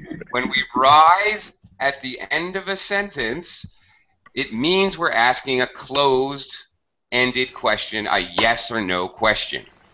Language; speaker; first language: English; native; English